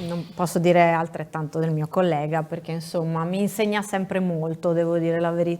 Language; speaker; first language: Italian; native; Italian